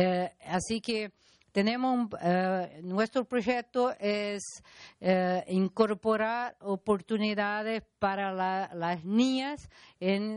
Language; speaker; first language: Spanish; non-native, learner; Portuguese